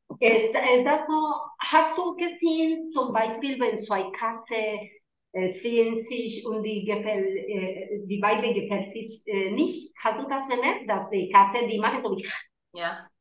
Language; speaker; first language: German; non-native, learner; Spanish